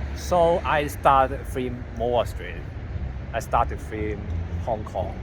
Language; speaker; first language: English; non-native, learner; Cantonese